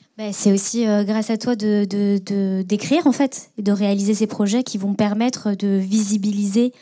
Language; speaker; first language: French; native; French